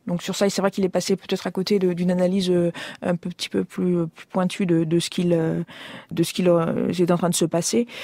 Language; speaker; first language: French; native; French